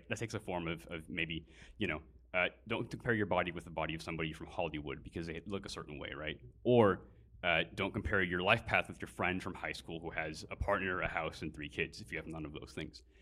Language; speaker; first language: English; native; English